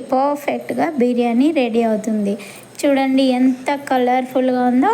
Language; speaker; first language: Telugu; non-native, local second language; Urdu